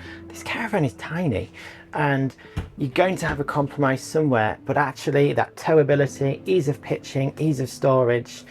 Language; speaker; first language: English; native; English